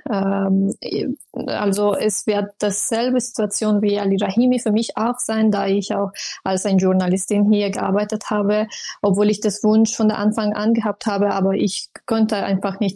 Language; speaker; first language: German; non-native, fluent; Persian